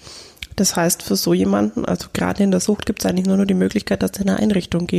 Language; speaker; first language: German; native; German